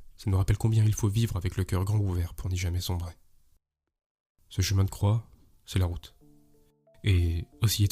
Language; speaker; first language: French; native; French